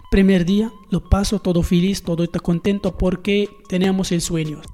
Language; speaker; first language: Spanish; non-native, learner; Arabic